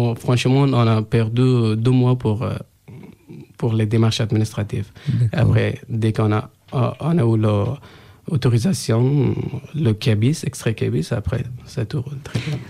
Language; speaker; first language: French; non-native, learner; Persian